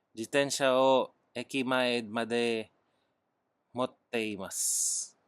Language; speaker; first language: Japanese; non-native, learner; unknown